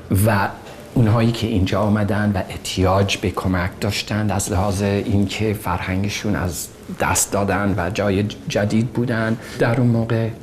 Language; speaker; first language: Persian; non-native, fluent; English